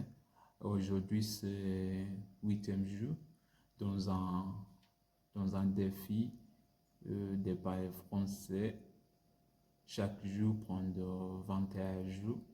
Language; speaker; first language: French; non-native, learner; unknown